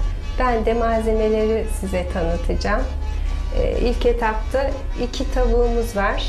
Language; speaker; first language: Turkish; native; Turkish